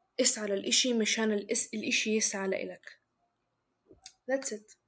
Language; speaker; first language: Arabic; native; Arabic